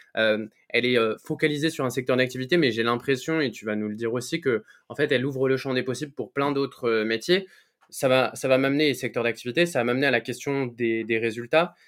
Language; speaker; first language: French; native; French